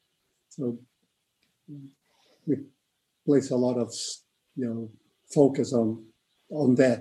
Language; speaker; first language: English; non-native, fluent; Portuguese